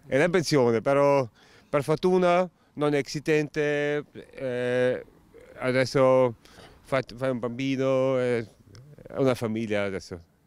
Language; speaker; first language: Italian; non-native, learner; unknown